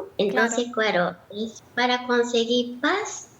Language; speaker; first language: Spanish; non-native, learner; Japanese